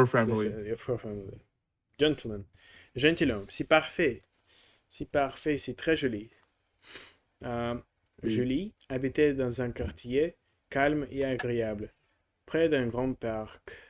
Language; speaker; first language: French; non-native, learner; Russian